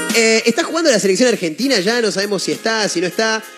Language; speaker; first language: Spanish; native; Spanish